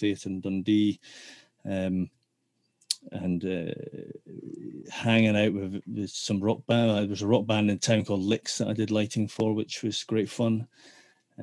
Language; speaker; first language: English; native; English